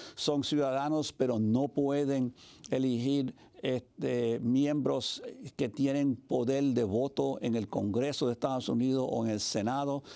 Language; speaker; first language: Spanish; early bilingual, heritage; Spanish